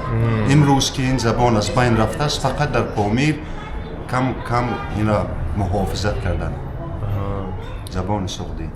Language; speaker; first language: Persian; non-native, local second language; Shughni